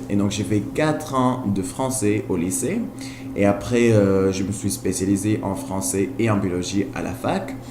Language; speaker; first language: French; non-native, fluent; Spanish